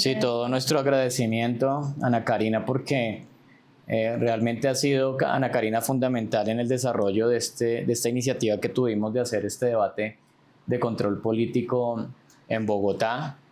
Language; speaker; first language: Spanish; native; Spanish